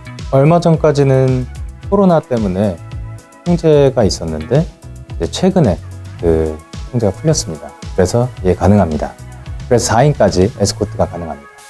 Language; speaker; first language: Korean; native; Korean